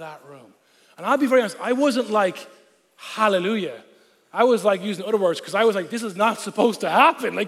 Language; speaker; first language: English; non-native, local second language; Irish